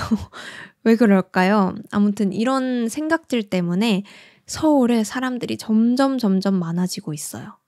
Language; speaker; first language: Korean; native; Korean